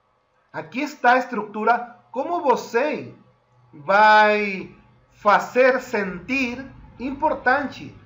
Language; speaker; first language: Portuguese; non-native, fluent; Spanish